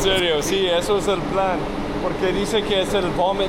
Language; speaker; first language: Spanish; non-native, fluent; English